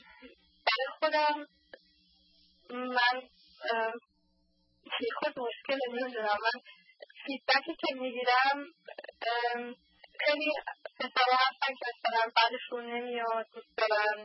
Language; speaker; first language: Persian; early bilingual, heritage; Persian